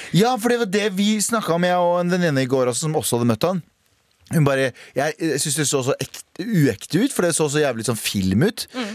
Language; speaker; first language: Norwegian; early bilingual, other home language; Kurdish